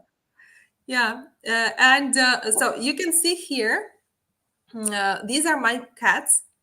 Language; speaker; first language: English; non-native, fluent; Ukrainian